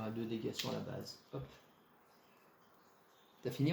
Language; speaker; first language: French; native; French